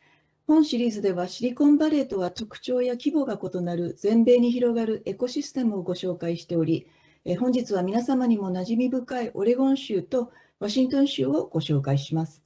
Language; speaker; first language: Japanese; native; Japanese